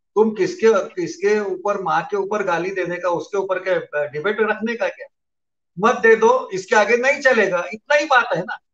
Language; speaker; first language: Hindi; non-native, local second language; Marathi